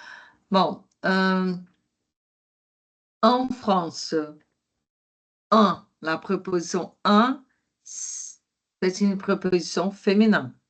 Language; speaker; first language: French; non-native, fluent; Portuguese